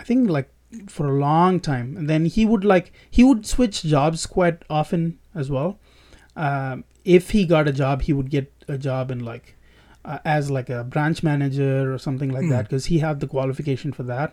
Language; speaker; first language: English; non-native, local second language; Tamil